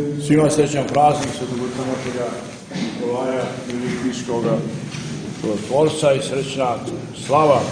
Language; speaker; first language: Croatian; native; Croatian